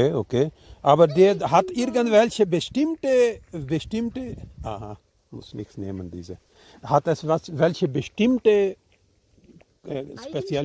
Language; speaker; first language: German; non-native, learner; Urdu